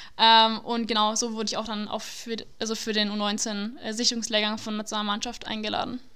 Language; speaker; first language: German; native; German